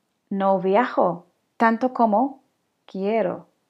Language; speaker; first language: Spanish; non-native, learner; English